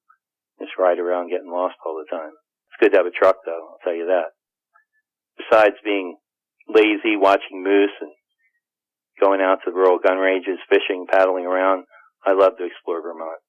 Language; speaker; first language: English; native; English